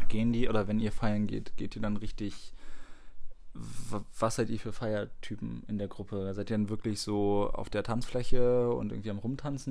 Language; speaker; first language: German; native; German